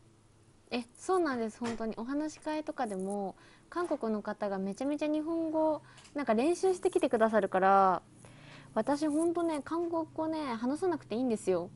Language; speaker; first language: Japanese; native; Japanese